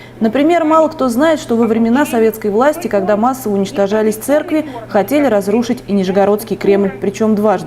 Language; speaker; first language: Russian; native; Russian